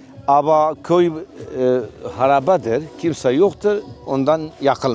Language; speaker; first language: Turkish; non-native, local second language; Kurdish